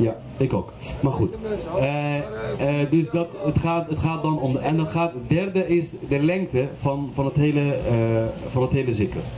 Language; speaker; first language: Dutch; non-native, fluent; Arabic